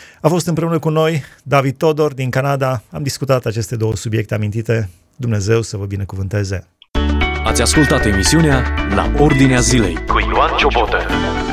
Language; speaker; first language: Romanian; native; Romanian